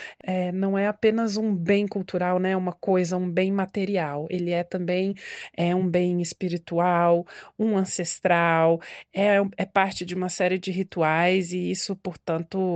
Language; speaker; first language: Portuguese; native; Portuguese